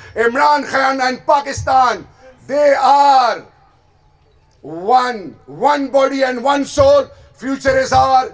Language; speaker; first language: English; non-native, local second language; Urdu